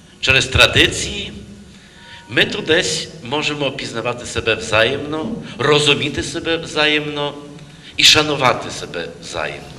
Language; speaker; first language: Ukrainian; early bilingual, heritage; Ukrainian